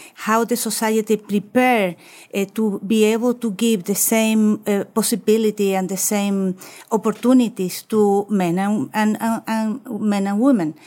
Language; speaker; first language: English; non-native, fluent; Spanish